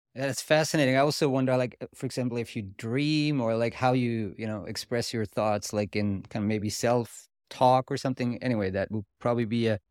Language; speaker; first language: English; non-native, fluent; German